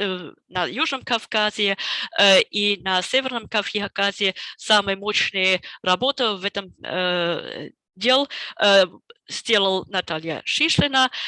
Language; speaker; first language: Russian; non-native, fluent; German